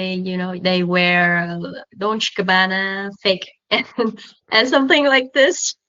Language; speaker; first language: English; non-native, learner; Vietnamese